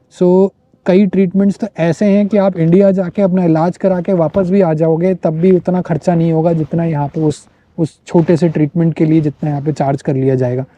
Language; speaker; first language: Hindi; native; Hindi